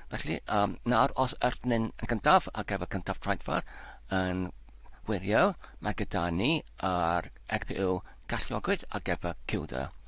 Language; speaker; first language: Welsh; non-native, learner; Polish